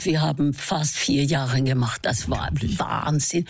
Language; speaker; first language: German; non-native, fluent; Norwegian